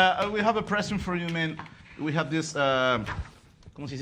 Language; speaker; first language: English; non-native, fluent; Spanish